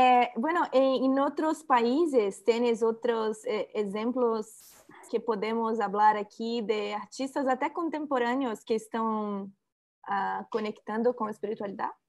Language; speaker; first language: Spanish; non-native, learner; Portuguese